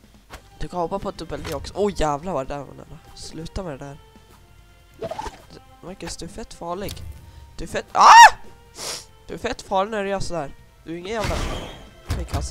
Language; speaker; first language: Swedish; native; Swedish